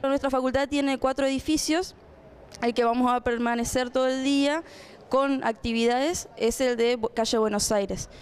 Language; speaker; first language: Spanish; native; Spanish